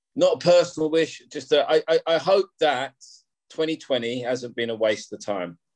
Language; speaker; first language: English; native; English